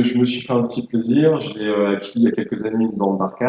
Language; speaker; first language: French; native; French